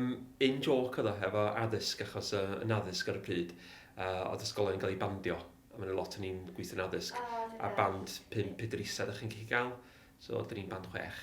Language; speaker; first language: Welsh; native; Welsh